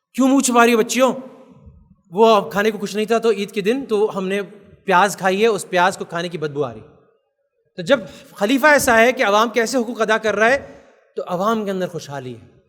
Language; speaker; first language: Urdu; native; Urdu